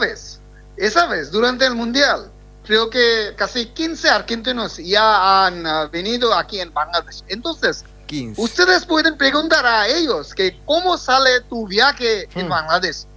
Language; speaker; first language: Spanish; non-native, fluent; Bangla